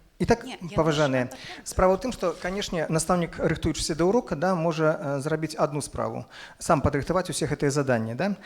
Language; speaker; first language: Belarusian; non-native, local second language; Russian